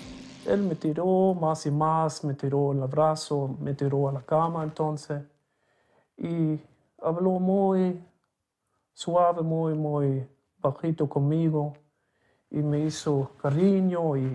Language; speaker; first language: Spanish; non-native, local second language; German